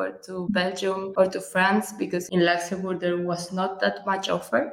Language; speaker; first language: English; non-native, fluent; Catalan